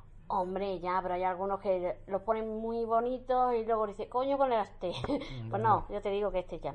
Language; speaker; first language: Spanish; native; Spanish